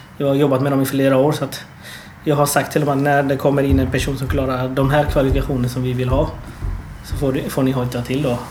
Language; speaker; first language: Swedish; early bilingual, other home language; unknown